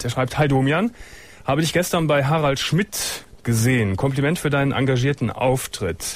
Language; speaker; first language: German; native; German